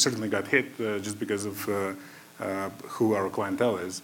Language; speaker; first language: English; non-native, fluent; Macedonian